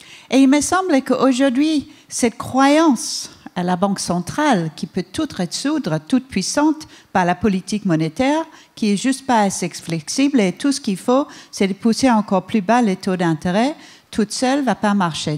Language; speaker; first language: French; non-native, fluent; Danish